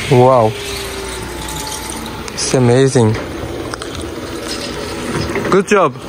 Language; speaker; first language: English; non-native, learner; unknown